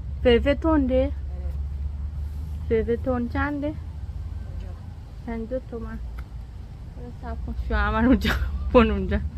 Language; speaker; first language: Persian; non-native, learner; Thai